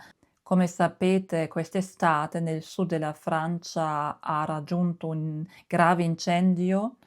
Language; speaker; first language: Italian; non-native, fluent; German